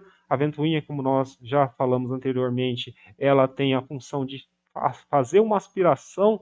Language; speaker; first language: Portuguese; native; Portuguese